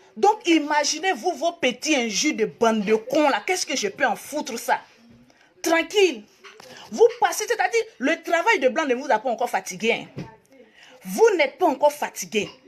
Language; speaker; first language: French; native; French